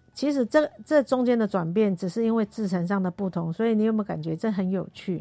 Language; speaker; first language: Chinese; non-native, local second language; Hakka Chinese